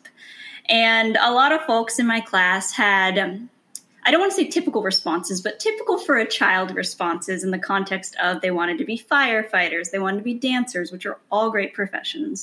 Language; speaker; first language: English; native; English